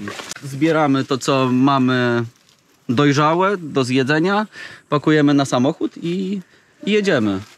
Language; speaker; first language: Polish; native; Polish